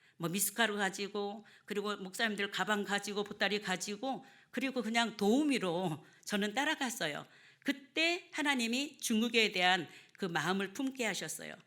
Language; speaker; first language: Korean; native; Korean